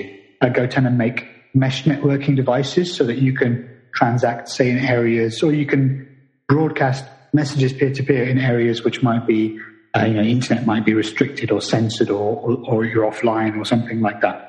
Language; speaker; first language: English; native; English